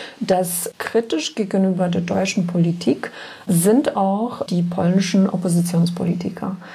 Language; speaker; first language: German; non-native, fluent; Polish